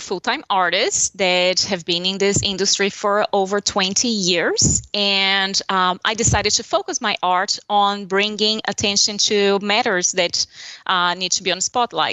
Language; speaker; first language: English; non-native, fluent; Portuguese